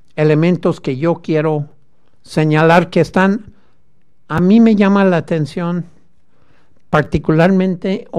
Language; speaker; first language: Spanish; non-native, fluent; English